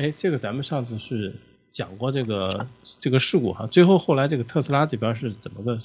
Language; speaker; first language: Chinese; native; Chinese